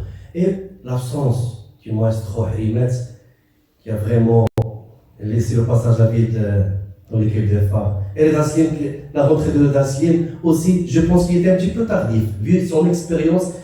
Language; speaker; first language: French; non-native, local second language; Arabic